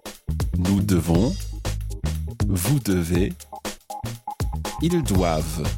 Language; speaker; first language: French; non-native, fluent; English